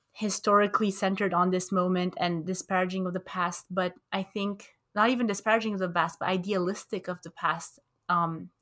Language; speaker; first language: English; early bilingual, other home language; Romanian